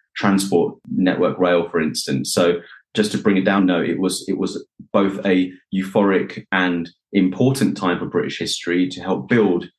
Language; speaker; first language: English; native; English